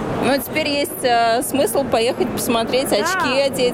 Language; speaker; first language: Russian; native; Russian